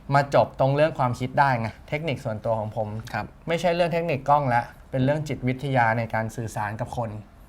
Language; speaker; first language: Thai; native; Thai